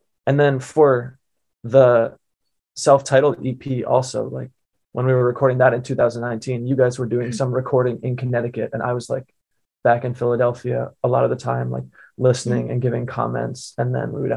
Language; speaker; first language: English; native; English